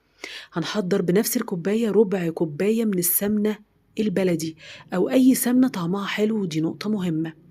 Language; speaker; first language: Arabic; native; Arabic